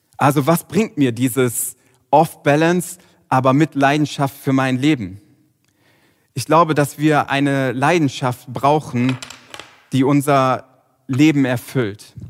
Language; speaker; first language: German; native; German